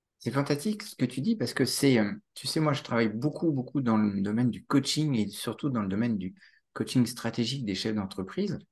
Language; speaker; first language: French; native; French